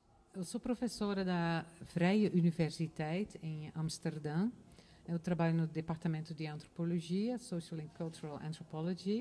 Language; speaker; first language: Portuguese; non-native, fluent; Dutch